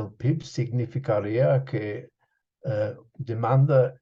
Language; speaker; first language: Spanish; non-native, fluent; English